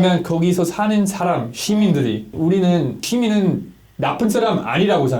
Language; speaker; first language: Korean; non-native, learner; English